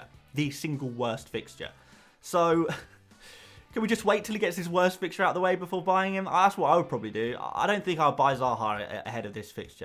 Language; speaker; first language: English; native; English